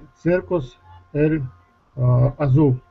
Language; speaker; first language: Spanish; non-native, learner; Russian